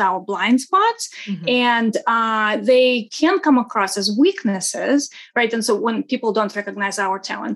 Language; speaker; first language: English; non-native, fluent; Russian